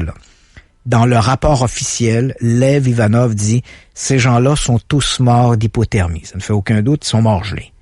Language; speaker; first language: French; native; French